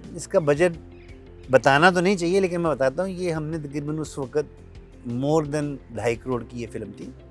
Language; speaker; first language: Urdu; non-native, local second language; Punjabi